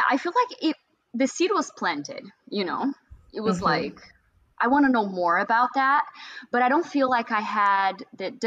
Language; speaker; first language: English; non-native, fluent; Portuguese